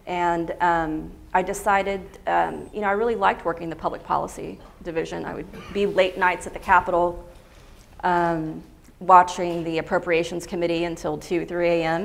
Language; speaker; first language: English; native; English